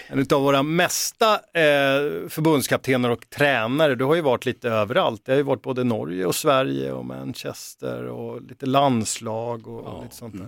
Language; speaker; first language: Swedish; native; Swedish